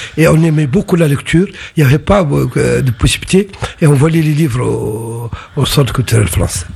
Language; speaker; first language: French; non-native, local second language; Arabic